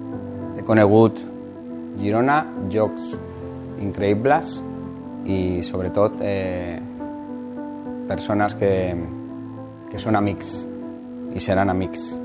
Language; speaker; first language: Catalan; non-native, fluent; Spanish